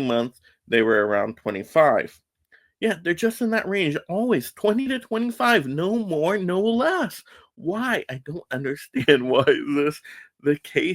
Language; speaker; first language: English; native; English